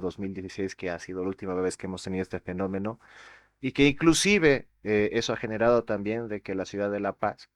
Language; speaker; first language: Spanish; native; Spanish